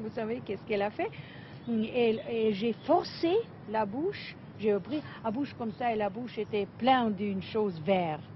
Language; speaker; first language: French; non-native, fluent; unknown